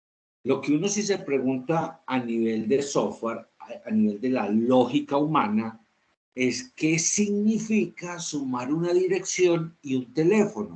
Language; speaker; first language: Spanish; native; Spanish